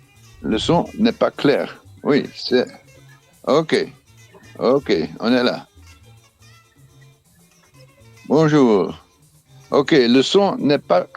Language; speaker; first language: French; non-native, fluent; Dutch